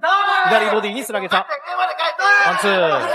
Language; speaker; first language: Japanese; native; Japanese